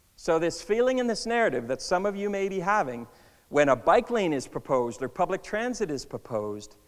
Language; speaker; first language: English; native; English